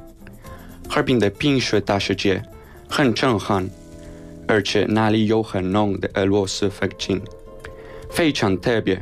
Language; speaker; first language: Chinese; non-native, learner; Spanish